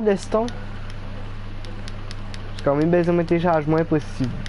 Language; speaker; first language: French; non-native, local second language; Réunion Creole French